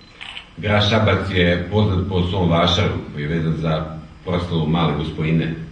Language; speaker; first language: Bosnian; native; Bosnian